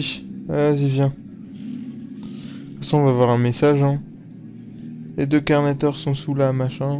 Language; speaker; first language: French; native; French